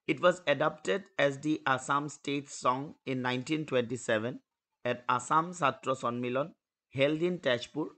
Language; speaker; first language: English; non-native, local second language; Assamese